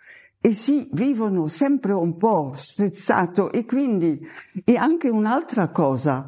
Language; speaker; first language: Italian; non-native, fluent; German